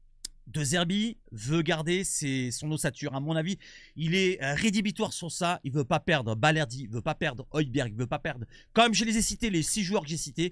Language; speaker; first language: French; native; French